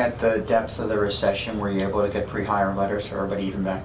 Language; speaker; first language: English; native; English